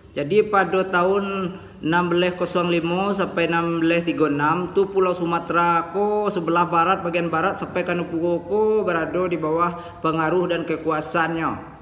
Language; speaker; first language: Malay; non-native, local second language; Minangkabau